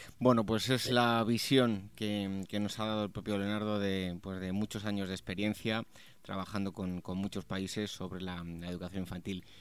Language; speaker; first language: Spanish; native; Spanish